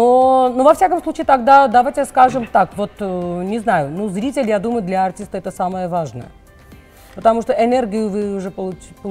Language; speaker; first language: Russian; non-native, local second language; Armenian